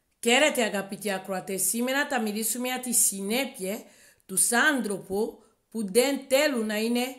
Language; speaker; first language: Greek; non-native, learner; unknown